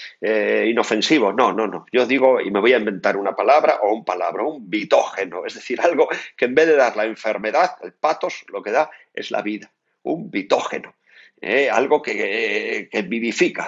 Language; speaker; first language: Spanish; native; Spanish